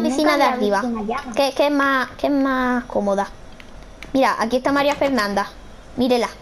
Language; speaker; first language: Spanish; native; Spanish